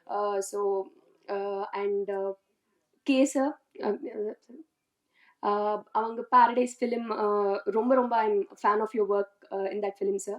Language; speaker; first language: Tamil; non-native, fluent; Telugu